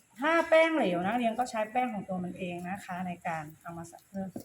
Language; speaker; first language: Thai; native; Thai